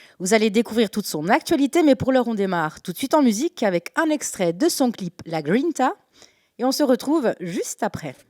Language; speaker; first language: French; native; French